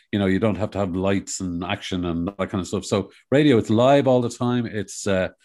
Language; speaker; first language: English; native; English